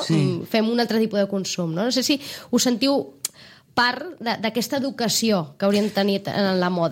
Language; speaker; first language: Catalan; native; Catalan